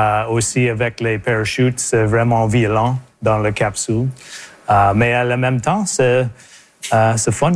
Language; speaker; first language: French; non-native, local second language; English